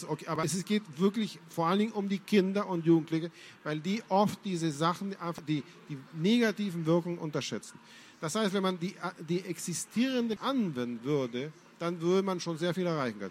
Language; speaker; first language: German; non-native, fluent; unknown